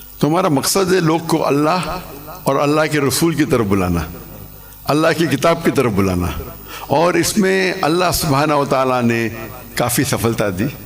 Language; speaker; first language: Urdu; non-native, local second language; English